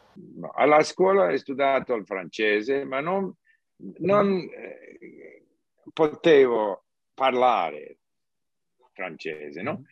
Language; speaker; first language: Italian; non-native, learner; English